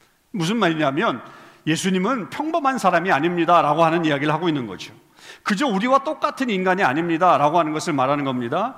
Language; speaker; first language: Korean; native; Korean